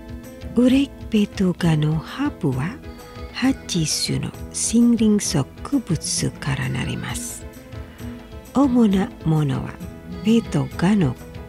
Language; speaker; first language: Japanese; non-native, fluent; Indonesian